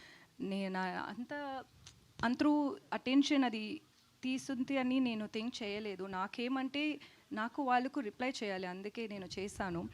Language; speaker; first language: Telugu; non-native, learner; Tamil